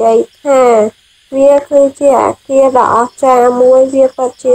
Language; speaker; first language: English; non-native, learner; Khmer